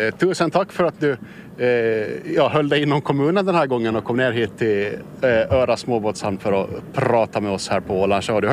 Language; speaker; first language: Swedish; native; Swedish